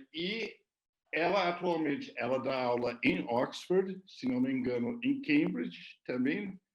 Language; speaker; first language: Portuguese; non-native, fluent; English